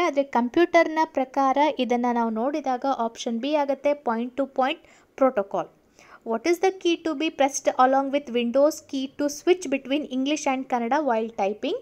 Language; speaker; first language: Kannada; native; Kannada